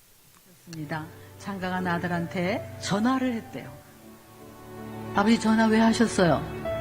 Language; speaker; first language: Korean; native; Korean